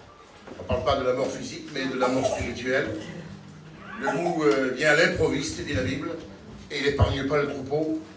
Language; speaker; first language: French; native; French